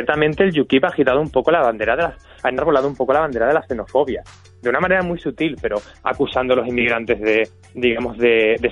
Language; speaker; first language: Spanish; native; Spanish